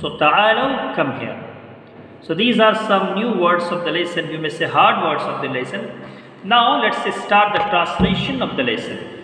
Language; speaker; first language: English; non-native, local second language; Urdu